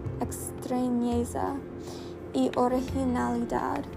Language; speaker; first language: Spanish; non-native, learner; English